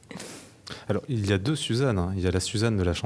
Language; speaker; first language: French; native; French